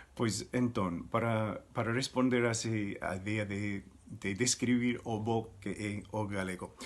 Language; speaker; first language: Galician; non-native, learner; English